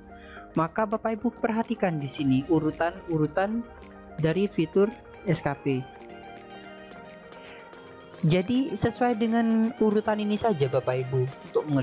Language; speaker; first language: Indonesian; native; Indonesian